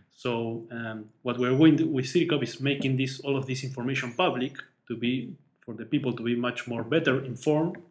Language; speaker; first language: English; non-native, fluent; Spanish